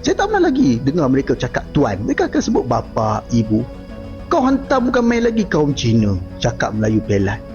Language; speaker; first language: Malay; native; Malay